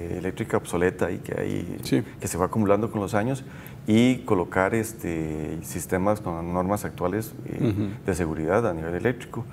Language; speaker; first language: Spanish; native; Spanish